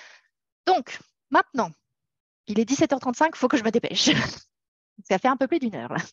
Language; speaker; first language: French; native; French